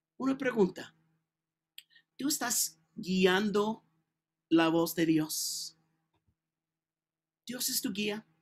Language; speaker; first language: Spanish; non-native, learner; English